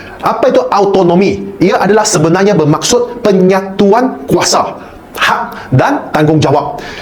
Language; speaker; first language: Malay; non-native, local second language; Chinese